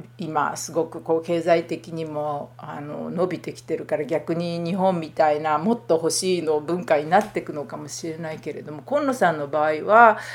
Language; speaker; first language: Japanese; native; Japanese